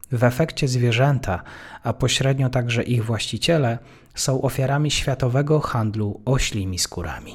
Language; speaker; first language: Polish; native; Polish